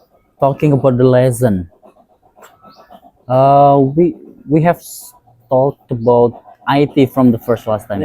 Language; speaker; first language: English; non-native, learner; Indonesian